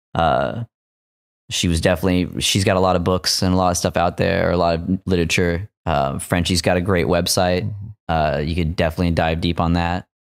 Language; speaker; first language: English; native; English